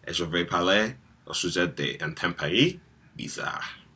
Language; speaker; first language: French; non-native, learner; English